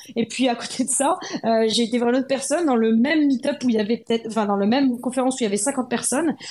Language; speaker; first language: French; native; French